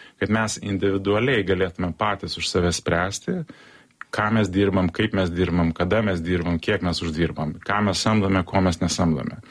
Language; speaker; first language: Lithuanian; early bilingual, heritage; Lithuanian